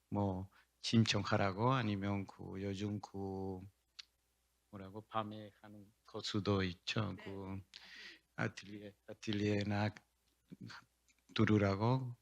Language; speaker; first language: Korean; non-native, learner; Spanish